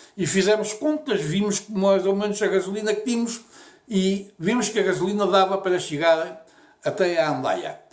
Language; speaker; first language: Portuguese; native; Portuguese